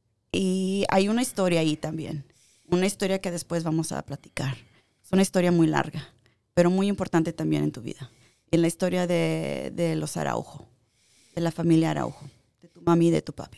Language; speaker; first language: Spanish; early bilingual, heritage; Spanish